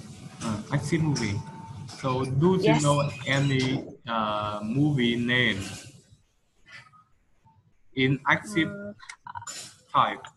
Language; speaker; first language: English; non-native, fluent; Vietnamese